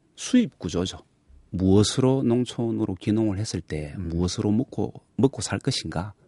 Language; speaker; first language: Korean; native; Korean